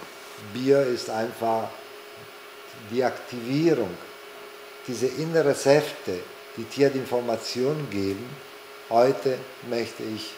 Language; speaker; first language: German; non-native, fluent; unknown